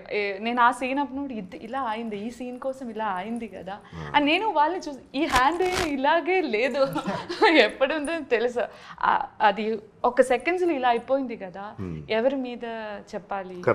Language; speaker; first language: Telugu; non-native, learner; Malayalam